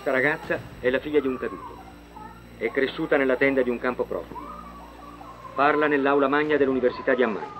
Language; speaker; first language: Italian; native; Italian